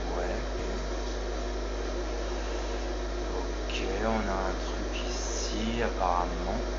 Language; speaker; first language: French; native; French